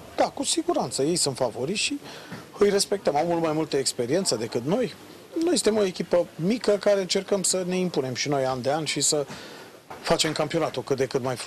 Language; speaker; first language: Romanian; native; Romanian